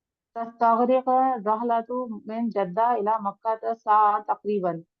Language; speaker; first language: Arabic; non-native, learner; Hindi